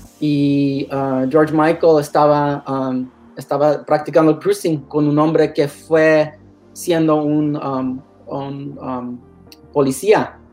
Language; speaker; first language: Spanish; non-native, learner; English